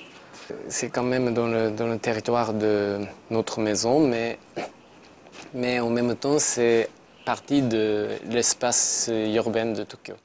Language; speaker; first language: French; non-native, learner; Japanese